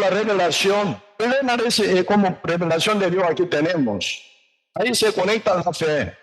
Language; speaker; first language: Spanish; non-native, learner; Korean